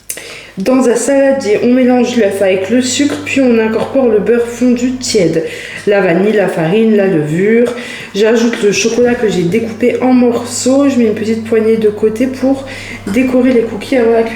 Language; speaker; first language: French; native; French